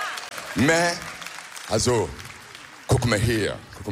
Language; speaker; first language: German; non-native, learner; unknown